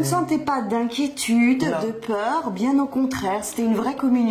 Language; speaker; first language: French; native; French